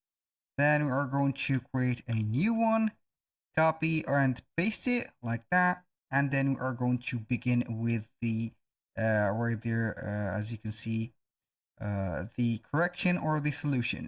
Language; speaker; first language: English; non-native, fluent; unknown